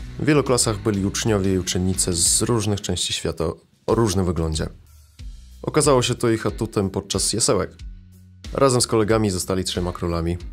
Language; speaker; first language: Polish; early bilingual, other home language; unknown